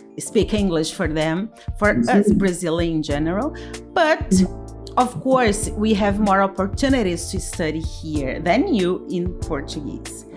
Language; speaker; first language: English; non-native, fluent; Portuguese